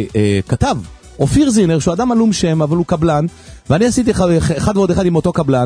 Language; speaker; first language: Hebrew; native; Hebrew